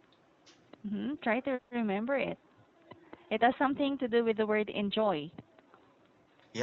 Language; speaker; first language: English; non-native, fluent; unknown